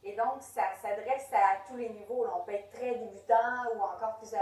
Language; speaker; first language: French; native; French